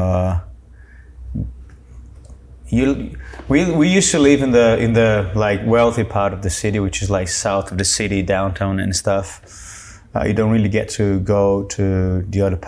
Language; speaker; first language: English; non-native, fluent; Portuguese